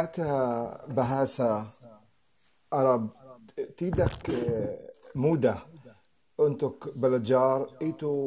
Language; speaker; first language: Indonesian; non-native, learner; Arabic